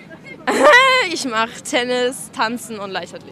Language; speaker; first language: German; native; German